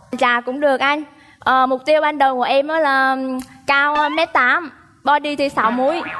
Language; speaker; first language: Vietnamese; native; Vietnamese